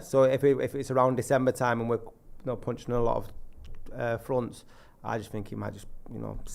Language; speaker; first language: English; native; English